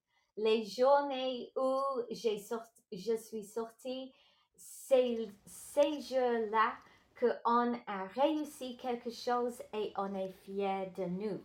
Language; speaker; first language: French; non-native, local second language; English